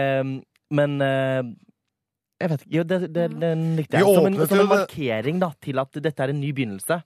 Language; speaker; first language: Norwegian; native; Norwegian